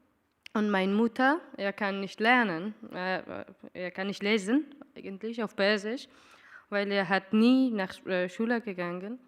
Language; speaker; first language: German; non-native, learner; Persian